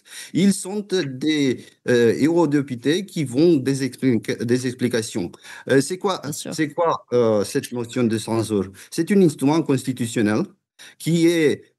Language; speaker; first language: French; non-native, fluent; Romanian